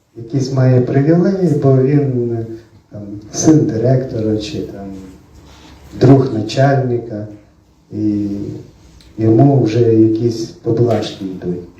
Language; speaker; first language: Ukrainian; non-native, local second language; Russian